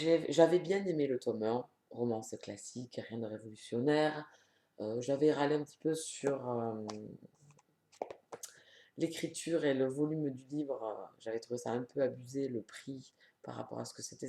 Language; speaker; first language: French; native; French